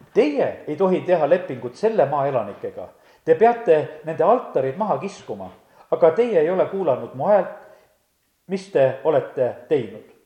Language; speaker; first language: Estonian; native; Estonian